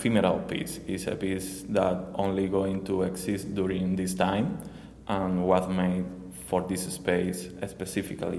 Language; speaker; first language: English; non-native, learner; Spanish